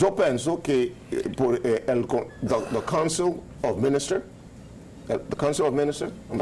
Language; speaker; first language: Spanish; non-native, learner; Haitian Creole